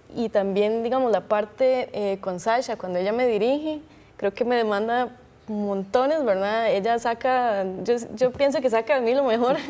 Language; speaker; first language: Spanish; native; Spanish